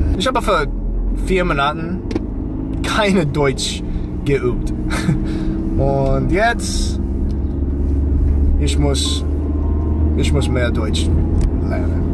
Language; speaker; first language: German; non-native, learner; English